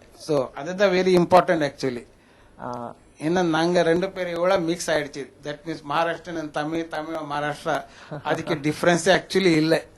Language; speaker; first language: Tamil; non-native, fluent; Marathi